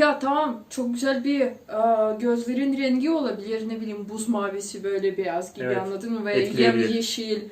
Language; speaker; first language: Turkish; non-native, fluent; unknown